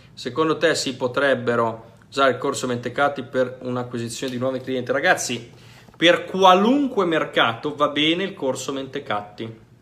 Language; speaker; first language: Italian; native; Italian